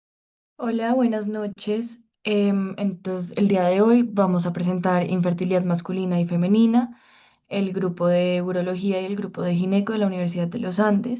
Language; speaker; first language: Spanish; native; Spanish